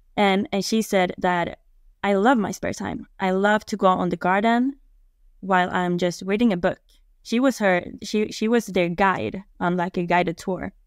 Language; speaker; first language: English; non-native, fluent; Swedish